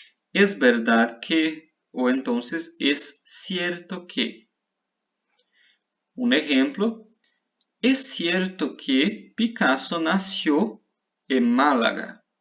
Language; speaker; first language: Spanish; non-native, fluent; Portuguese